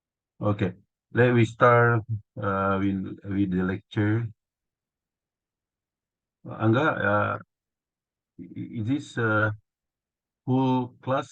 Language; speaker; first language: English; non-native, learner; Indonesian